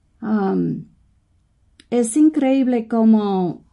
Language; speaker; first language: Spanish; non-native, fluent; English